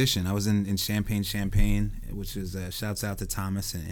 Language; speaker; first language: English; native; English